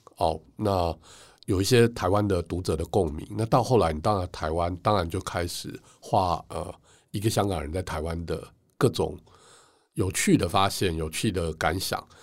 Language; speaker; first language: Chinese; native; Chinese